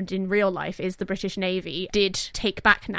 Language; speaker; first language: English; native; English